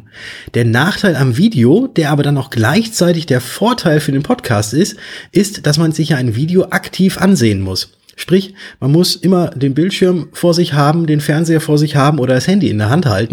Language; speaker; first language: German; native; German